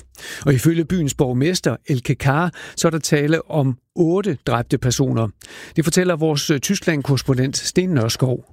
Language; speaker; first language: Danish; native; Danish